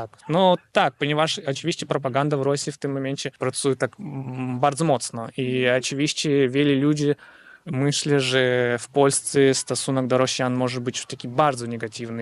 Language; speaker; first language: Polish; non-native, learner; Russian